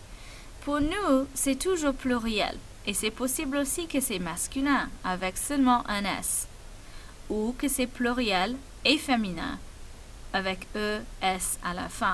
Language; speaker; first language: French; non-native, fluent; English